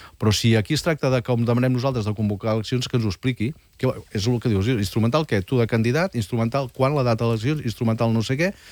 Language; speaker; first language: Catalan; native; Catalan